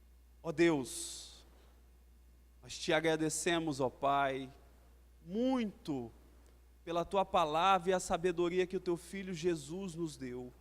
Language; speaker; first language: Portuguese; native; Portuguese